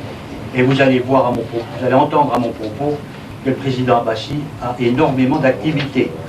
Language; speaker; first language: French; native; French